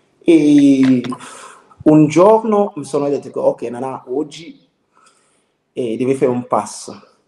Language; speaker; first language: Italian; non-native, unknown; French